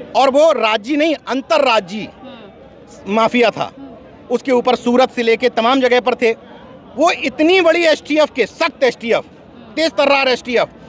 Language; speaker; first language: Hindi; native; Hindi